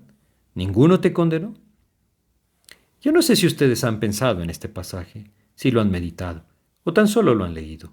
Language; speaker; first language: Spanish; native; Spanish